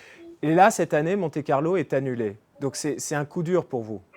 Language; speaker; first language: French; native; French